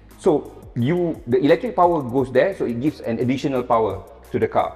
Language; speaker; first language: English; non-native, local second language; Malay